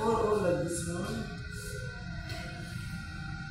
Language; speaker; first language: English; non-native, learner; Arabic